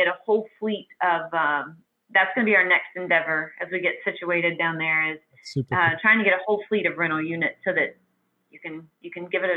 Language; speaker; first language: English; native; English